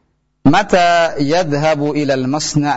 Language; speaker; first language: Arabic; non-native, fluent; Indonesian